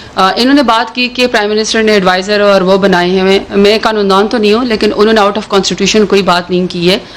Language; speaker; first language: Urdu; non-native, local second language; Pashto